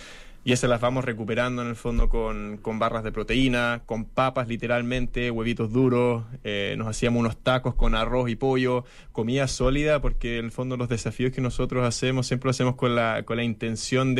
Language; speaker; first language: Spanish; native; Spanish